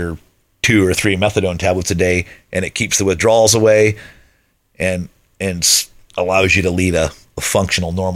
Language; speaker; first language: English; native; English